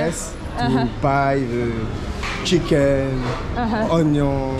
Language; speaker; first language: English; non-native, learner; French